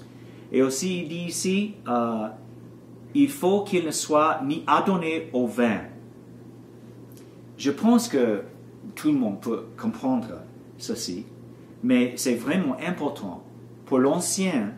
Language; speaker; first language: French; non-native, learner; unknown